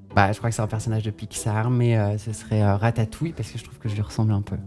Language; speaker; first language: French; native; French